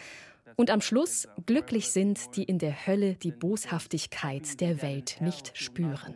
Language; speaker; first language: German; native; German